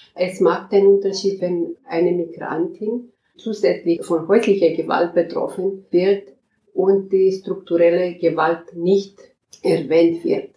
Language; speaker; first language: German; non-native, fluent; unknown